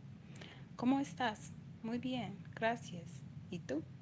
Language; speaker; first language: Spanish; non-native, learner; English